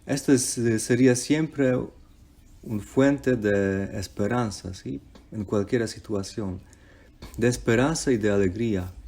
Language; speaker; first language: Spanish; non-native, fluent; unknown